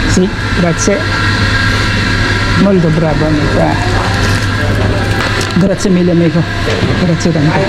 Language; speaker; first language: Italian; non-native, learner; Filipino